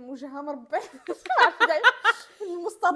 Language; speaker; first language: Arabic; native; Arabic